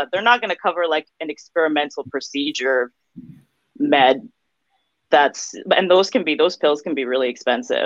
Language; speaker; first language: English; early bilingual, other home language; Russian